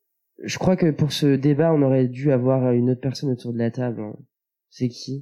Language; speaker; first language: French; native; French